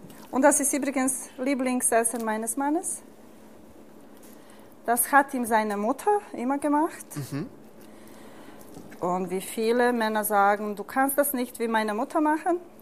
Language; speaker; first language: German; non-native, fluent; Serbian